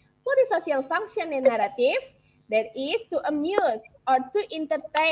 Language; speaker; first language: English; non-native, local second language; Indonesian